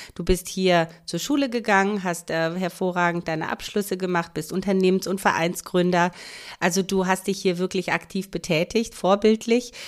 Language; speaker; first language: German; native; German